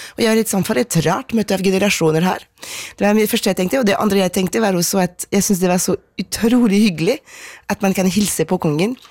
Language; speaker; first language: Norwegian; non-native, fluent; French